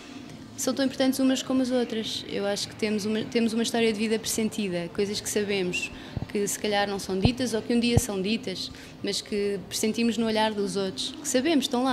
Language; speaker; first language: Portuguese; native; Portuguese